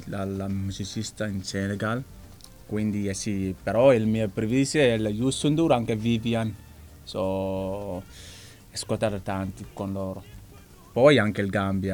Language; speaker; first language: Italian; non-native, learner; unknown